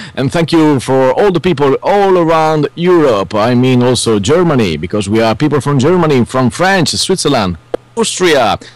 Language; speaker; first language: English; non-native, learner; Italian